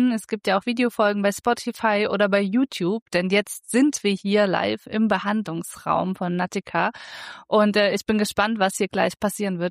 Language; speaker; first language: German; native; German